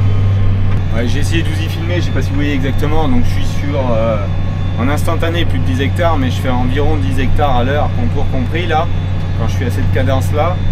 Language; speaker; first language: French; native; French